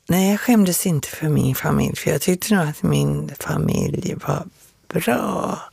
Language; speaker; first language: Swedish; native; Swedish